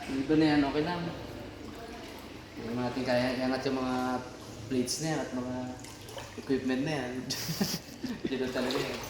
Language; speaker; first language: Filipino; native; Filipino